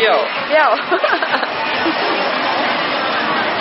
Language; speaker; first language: Thai; native; Thai